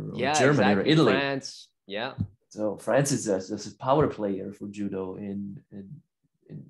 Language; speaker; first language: English; non-native, fluent; Italian